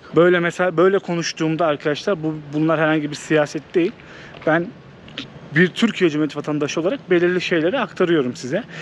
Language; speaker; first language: Turkish; native; Turkish